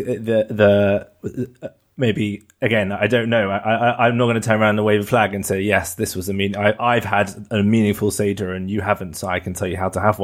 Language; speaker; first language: English; native; English